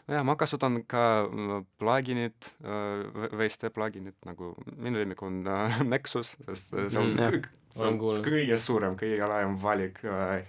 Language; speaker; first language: Estonian; non-native, local second language; Russian